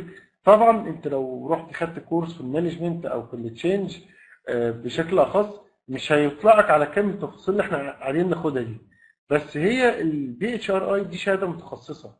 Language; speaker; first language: Arabic; native; Arabic